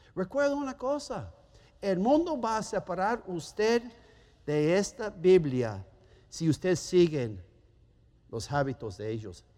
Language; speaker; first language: Spanish; non-native, fluent; German